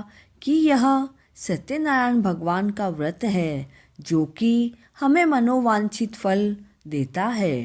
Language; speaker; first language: Hindi; native; Hindi